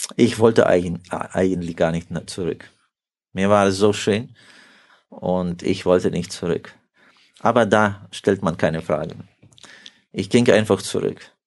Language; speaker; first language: German; early bilingual, heritage; German